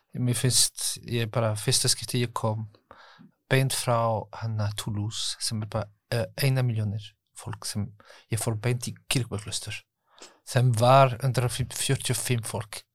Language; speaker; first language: Icelandic; non-native, learner; French